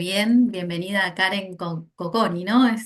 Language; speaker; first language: Spanish; native; Spanish